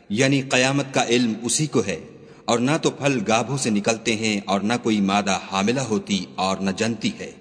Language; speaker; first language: Urdu; native; Urdu